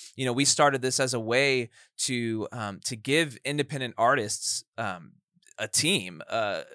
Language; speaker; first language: English; native; English